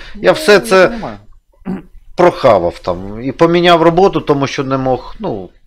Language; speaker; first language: Ukrainian; native; Ukrainian